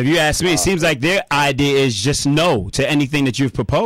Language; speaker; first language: English; native; English